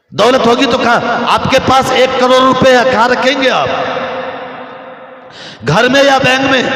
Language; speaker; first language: Urdu; non-native, local second language; Bangla